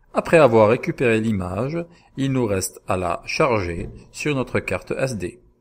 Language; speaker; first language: French; non-native, local second language; Arabic